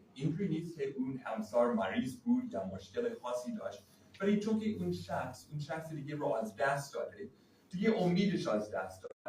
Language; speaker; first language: Persian; non-native, fluent; English